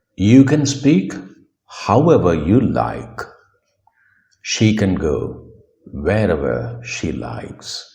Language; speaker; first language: English; non-native, local second language; Malayalam